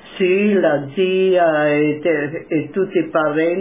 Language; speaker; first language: Italian; non-native, local second language; German